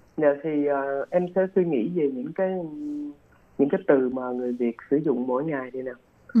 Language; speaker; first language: Vietnamese; early bilingual, other home language; Khmer